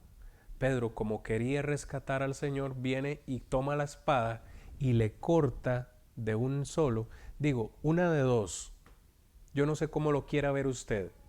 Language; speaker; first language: Spanish; native; Spanish